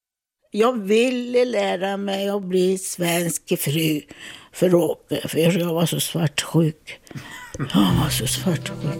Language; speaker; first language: Swedish; non-native, fluent; Italian